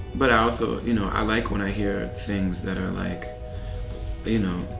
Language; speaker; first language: English; native; English